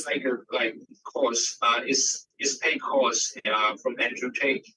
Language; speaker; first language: English; non-native, learner; Vietnamese